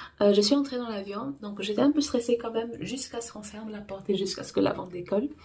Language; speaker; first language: French; non-native, fluent; Portuguese